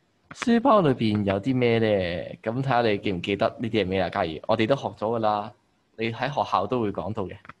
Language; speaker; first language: Cantonese; native; Cantonese